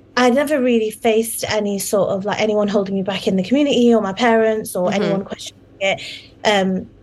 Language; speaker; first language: English; native; English